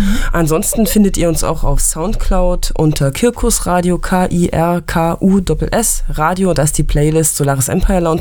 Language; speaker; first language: German; native; German